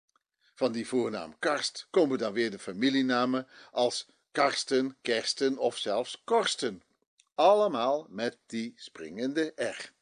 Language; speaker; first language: Dutch; native; Dutch